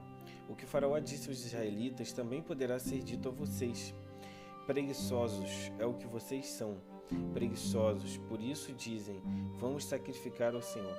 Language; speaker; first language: Portuguese; native; Portuguese